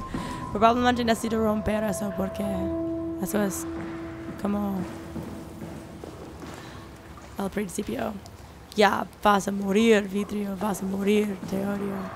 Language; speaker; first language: Spanish; non-native, learner; English